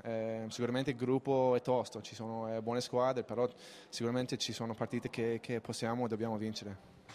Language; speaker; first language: Italian; non-native, fluent; English